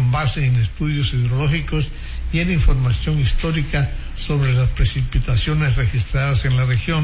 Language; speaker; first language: Spanish; native; Spanish